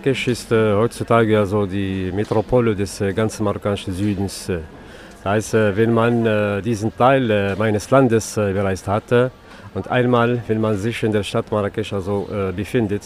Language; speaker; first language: German; non-native, fluent; Arabic